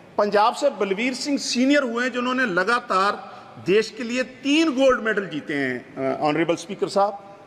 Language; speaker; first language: Hindi; non-native, local second language; Punjabi